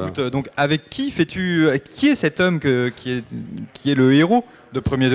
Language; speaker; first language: French; native; French